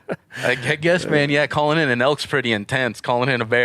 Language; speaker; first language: English; native; English